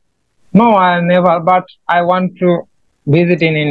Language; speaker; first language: English; non-native, learner; Bangla